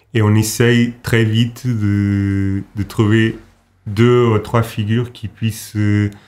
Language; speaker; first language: French; non-native, fluent; Portuguese